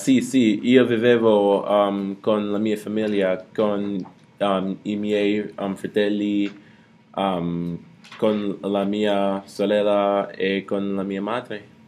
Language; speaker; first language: Italian; non-native, learner; English